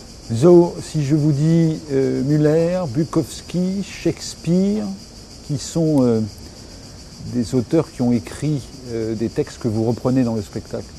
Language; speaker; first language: French; native; French